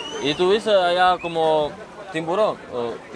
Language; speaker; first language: Spanish; non-native, learner; Czech